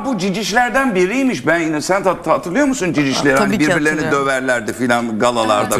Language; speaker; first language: Turkish; native; Turkish